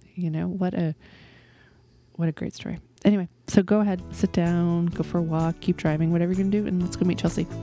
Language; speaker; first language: English; native; English